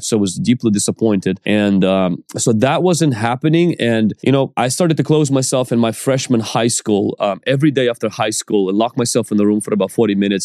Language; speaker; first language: English; non-native, fluent; Ukrainian